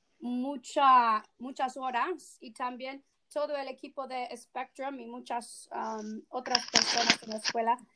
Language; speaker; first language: Spanish; non-native, fluent; English